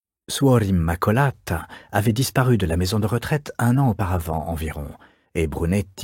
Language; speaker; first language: French; native; French